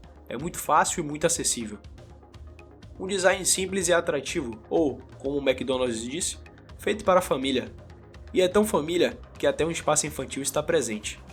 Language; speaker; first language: Portuguese; native; Portuguese